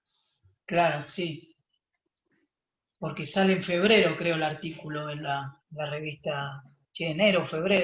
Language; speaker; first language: Spanish; native; Spanish